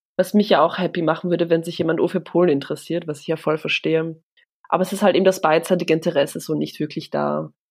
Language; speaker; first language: German; early bilingual, other home language; Polish